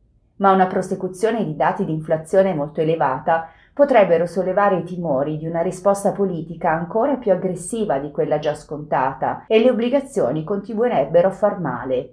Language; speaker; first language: Italian; native; Italian